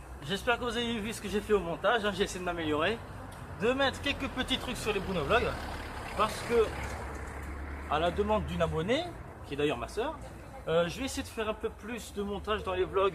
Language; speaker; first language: French; native; French